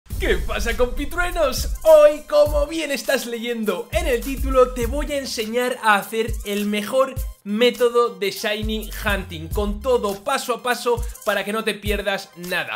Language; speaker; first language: Spanish; native; Spanish